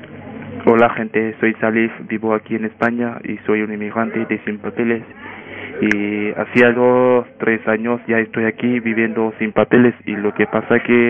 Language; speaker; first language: Spanish; non-native, learner; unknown